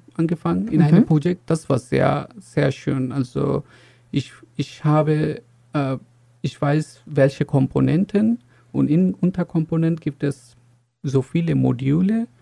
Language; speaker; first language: German; non-native, fluent; Bangla